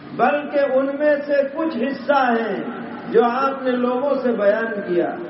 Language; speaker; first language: Urdu; native; Urdu